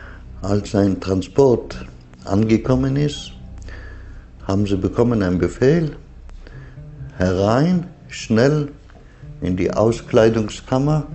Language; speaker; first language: German; non-native, fluent; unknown